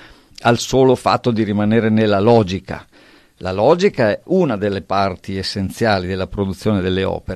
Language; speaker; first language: Italian; native; Italian